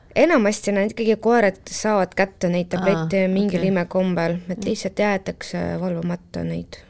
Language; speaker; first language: Estonian; non-native, local second language; Russian